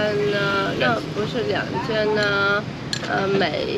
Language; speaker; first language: Chinese; non-native, learner; Vietnamese